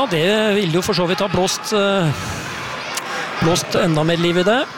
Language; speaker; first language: Norwegian; native; Norwegian